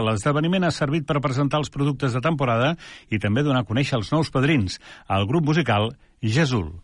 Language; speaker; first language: Catalan; native; Catalan